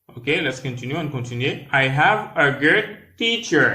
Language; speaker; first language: English; non-native, learner; Haitian Creole